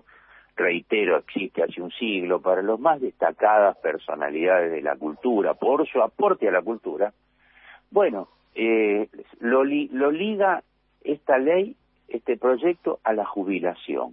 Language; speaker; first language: Spanish; native; Spanish